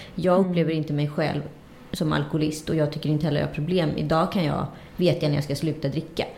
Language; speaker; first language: Swedish; native; Swedish